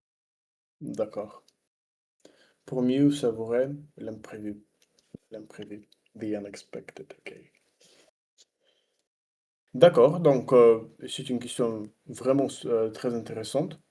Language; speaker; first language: French; non-native, learner; Russian